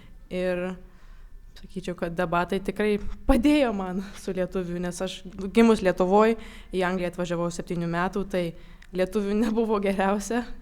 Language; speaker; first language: Lithuanian; early bilingual, other home language; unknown